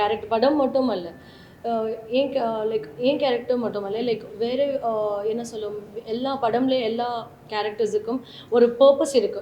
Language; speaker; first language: Tamil; non-native, learner; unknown